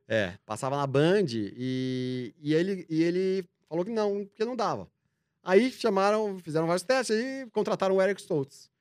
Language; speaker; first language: Portuguese; native; Portuguese